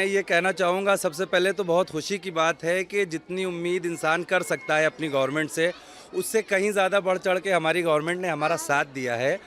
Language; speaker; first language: Hindi; native; Hindi